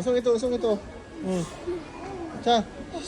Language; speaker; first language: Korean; non-native, learner; Filipino